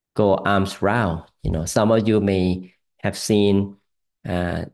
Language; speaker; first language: English; non-native, fluent; Thai